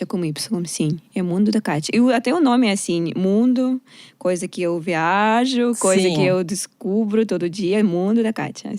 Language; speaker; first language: Portuguese; non-native, learner; Russian